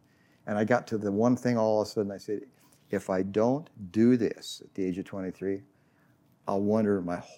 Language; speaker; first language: English; native; English